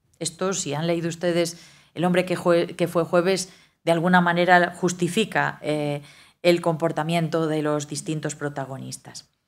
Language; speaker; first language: Spanish; native; Spanish